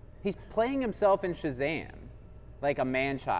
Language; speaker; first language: English; native; English